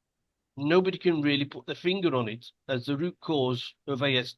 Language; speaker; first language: English; native; English